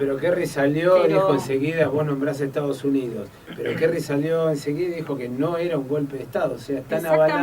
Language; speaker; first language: Spanish; native; Spanish